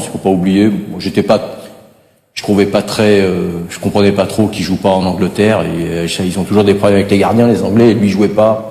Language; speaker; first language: French; native; French